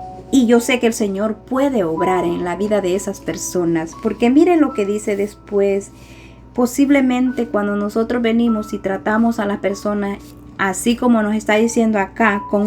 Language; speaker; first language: Spanish; native; Spanish